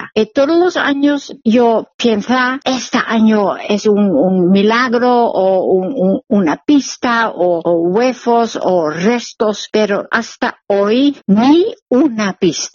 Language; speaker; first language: Spanish; non-native, learner; Dutch